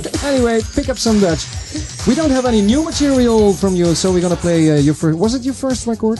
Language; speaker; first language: English; non-native, fluent; Dutch